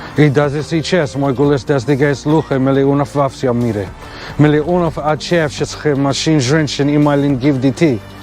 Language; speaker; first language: Russian; non-native, learner; English